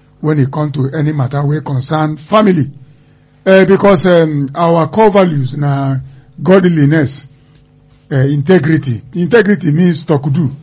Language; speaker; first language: Nigerian Pidgin; non-native, local second language; Yoruba